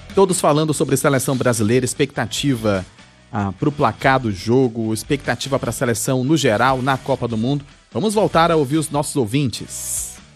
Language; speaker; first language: Portuguese; native; Portuguese